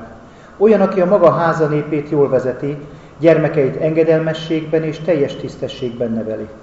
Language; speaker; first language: Hungarian; native; Hungarian